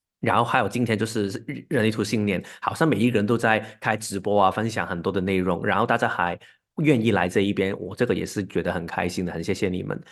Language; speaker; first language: Chinese; non-native, local second language; Cantonese